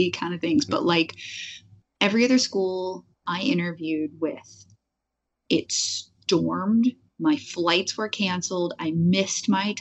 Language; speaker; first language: English; native; English